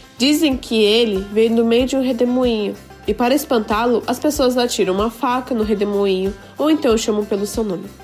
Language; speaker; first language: Portuguese; early bilingual, other home language; Japanese